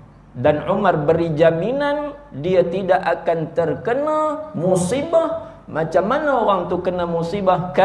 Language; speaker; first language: Malay; native; Malay